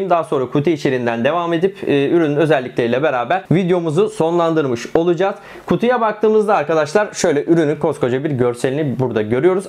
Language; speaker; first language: Turkish; native; Turkish